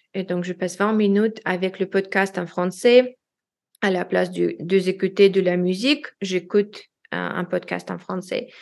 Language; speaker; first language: French; non-native, learner; Russian